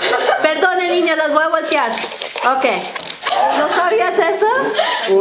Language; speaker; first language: Spanish; non-native, learner; English